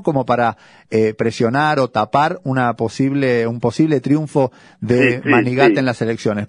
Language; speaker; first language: Spanish; native; Spanish